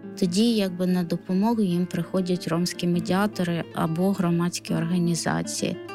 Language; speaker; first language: Ukrainian; non-native, local second language; Romany